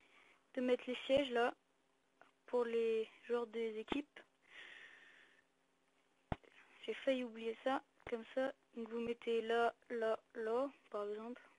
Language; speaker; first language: French; native; French